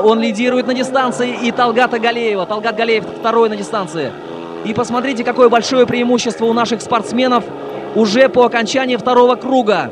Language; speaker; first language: Russian; native; Russian